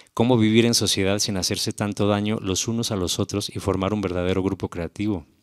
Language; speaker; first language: Spanish; native; Spanish